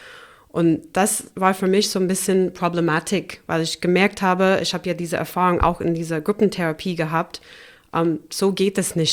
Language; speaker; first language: German; non-native, fluent; English